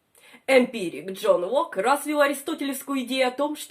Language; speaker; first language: Russian; native; Russian